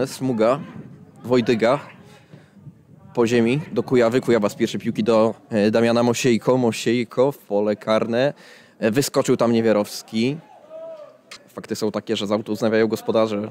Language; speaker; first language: Polish; native; Polish